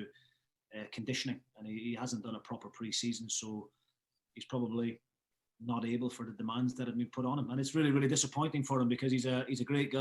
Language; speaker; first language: English; native; English